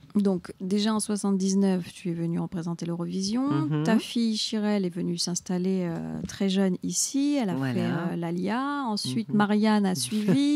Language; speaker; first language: French; native; French